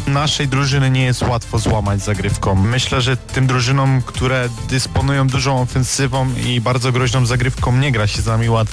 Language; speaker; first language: Polish; native; Polish